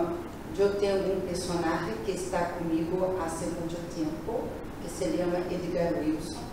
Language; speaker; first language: Spanish; non-native, learner; Portuguese